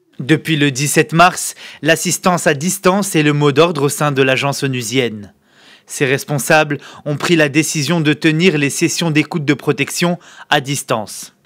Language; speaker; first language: French; non-native, local second language; Arabic